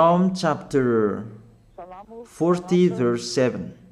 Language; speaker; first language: English; non-native, fluent; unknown